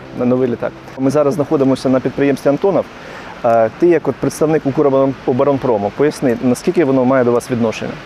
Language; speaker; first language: Ukrainian; native; Ukrainian